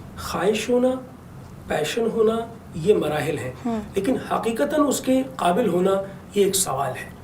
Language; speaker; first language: Urdu; non-native, local second language; Punjabi